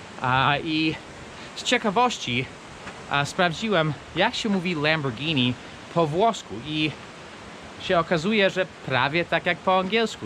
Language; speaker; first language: Polish; non-native, fluent; English